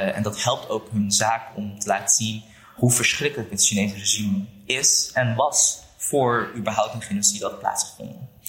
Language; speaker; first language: Dutch; early bilingual, other home language; Uyghur